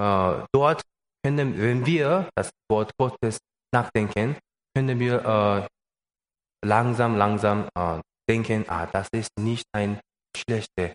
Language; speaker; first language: German; non-native, learner; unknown